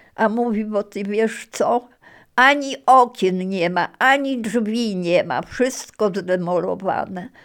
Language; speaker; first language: Polish; native; Polish